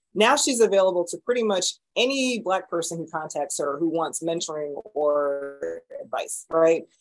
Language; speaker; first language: English; native; English